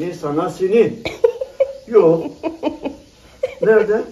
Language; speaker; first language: Turkish; native; Turkish